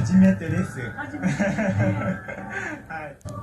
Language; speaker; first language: Japanese; non-native, fluent; Indonesian